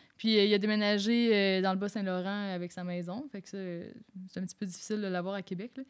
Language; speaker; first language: French; native; French